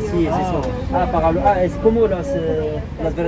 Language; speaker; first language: Spanish; non-native, learner; French